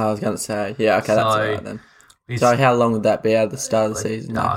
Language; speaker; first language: English; native; English